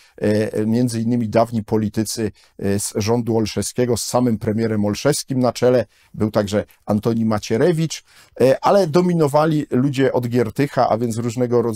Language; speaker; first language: Polish; native; Polish